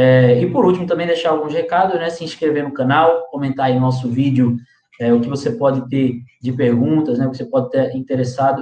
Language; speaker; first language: Portuguese; native; Portuguese